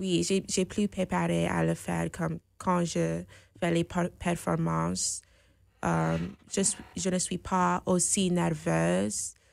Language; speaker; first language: French; non-native, fluent; English